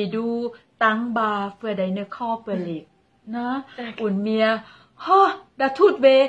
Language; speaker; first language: German; non-native, learner; Thai